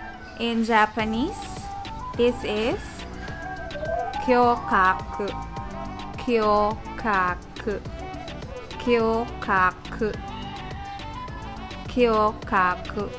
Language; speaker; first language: English; non-native, local second language; Filipino